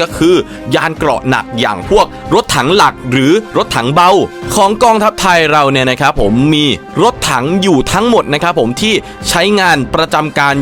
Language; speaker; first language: Thai; native; Thai